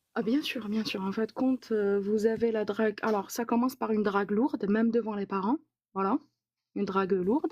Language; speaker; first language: French; non-native, local second language; Arabic